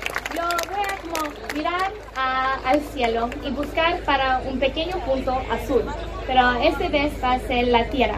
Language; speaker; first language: Spanish; non-native, learner; English